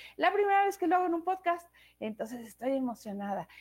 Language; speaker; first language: Spanish; native; Spanish